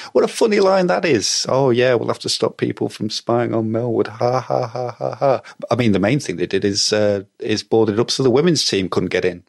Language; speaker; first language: English; native; English